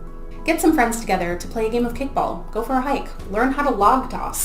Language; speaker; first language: English; native; English